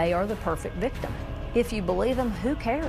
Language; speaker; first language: English; native; English